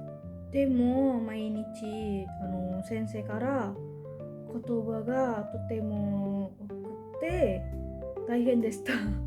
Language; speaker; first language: Japanese; non-native, learner; Indonesian